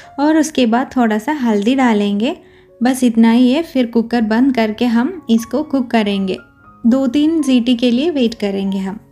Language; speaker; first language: Hindi; non-native, local second language; Malayalam